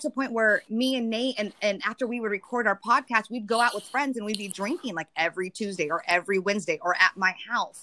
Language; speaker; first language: English; native; English